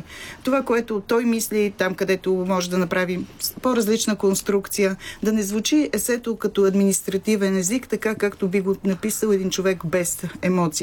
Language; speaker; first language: Bulgarian; native; Bulgarian